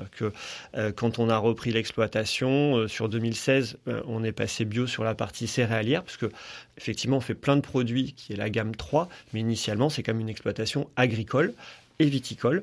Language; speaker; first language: French; native; French